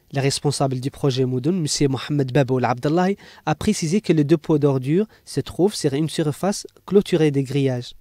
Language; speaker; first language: French; non-native, local second language; Arabic